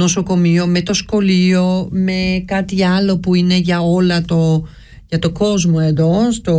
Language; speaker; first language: Greek; early bilingual, heritage; Greek